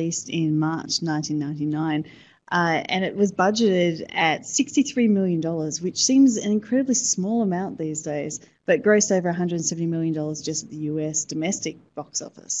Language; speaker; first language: English; native; English